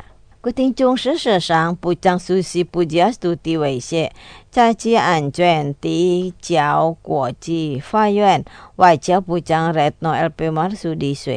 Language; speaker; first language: Chinese; non-native, fluent; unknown